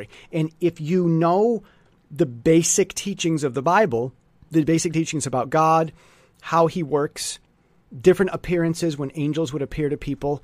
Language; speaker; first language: English; native; English